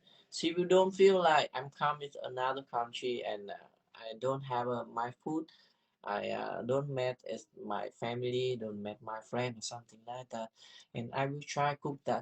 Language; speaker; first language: English; non-native, learner; Vietnamese